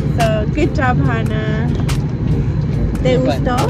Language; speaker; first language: Spanish; early bilingual, heritage; Spanish